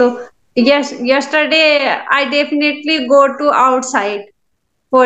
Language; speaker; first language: English; non-native, learner; Hindi